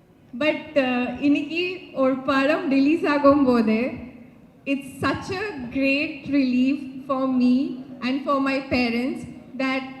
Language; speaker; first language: Tamil; early bilingual, heritage; Tamil